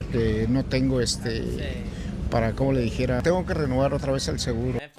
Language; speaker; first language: Spanish; non-native, learner; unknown